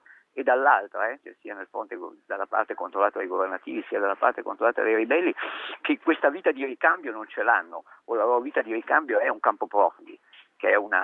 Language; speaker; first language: Italian; native; Italian